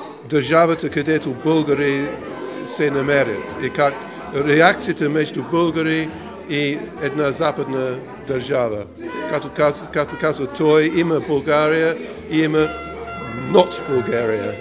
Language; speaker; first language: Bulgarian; non-native, fluent; English